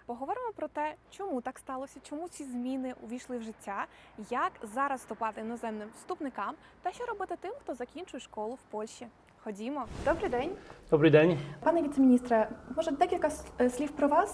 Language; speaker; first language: Ukrainian; native; Ukrainian